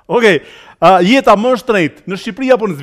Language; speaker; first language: Albanian; native; Albanian